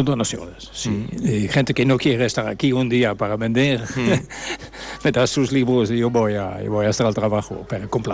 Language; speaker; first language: Spanish; non-native, learner; Dutch